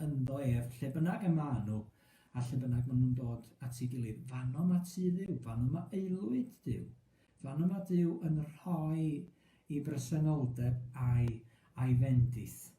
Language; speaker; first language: Welsh; native; Welsh